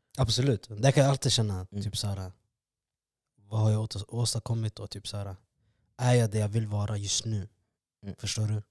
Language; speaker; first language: Swedish; early bilingual, other home language; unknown